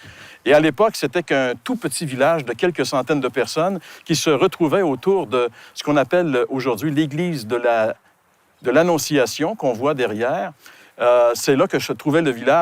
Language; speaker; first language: French; native; French